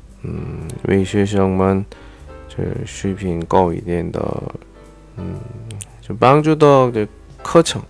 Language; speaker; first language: Chinese; non-native, learner; Korean